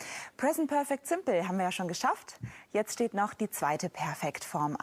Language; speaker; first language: German; native; German